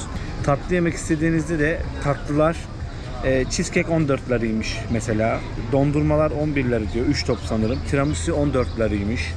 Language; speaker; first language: Turkish; native; Turkish